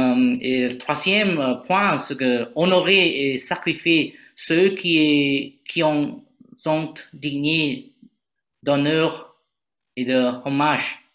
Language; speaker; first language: French; non-native, learner; Vietnamese